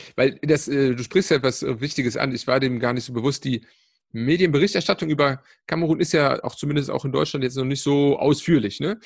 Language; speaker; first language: German; native; German